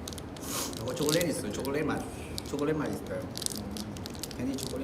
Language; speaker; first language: Korean; non-native, fluent; Vietnamese